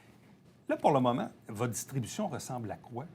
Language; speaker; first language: French; native; French